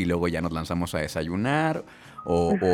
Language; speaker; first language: Spanish; native; Spanish